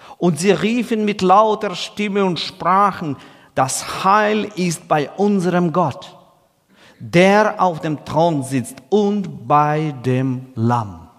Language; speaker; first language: German; non-native, fluent; Russian